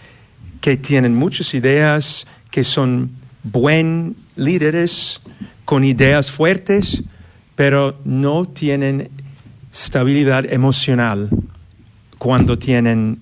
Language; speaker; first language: Spanish; non-native, fluent; English